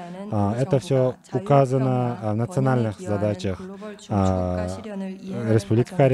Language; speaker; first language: Russian; non-native, fluent; Korean